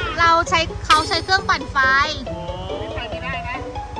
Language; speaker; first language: Thai; native; Thai